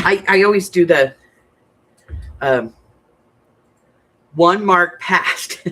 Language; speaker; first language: English; native; English